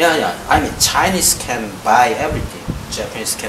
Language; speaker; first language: English; non-native, learner; Korean